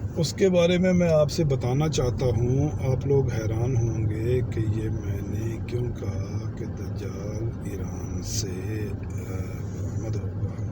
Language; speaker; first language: Urdu; non-native, local second language; Punjabi